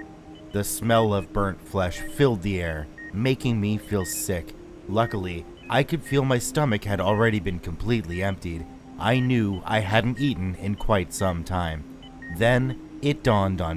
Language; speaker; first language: English; native; English